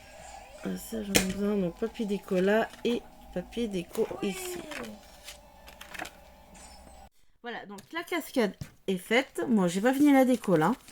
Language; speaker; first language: French; native; French